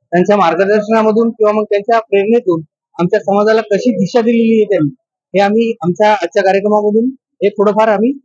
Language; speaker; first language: Marathi; non-native, local second language; Lambadi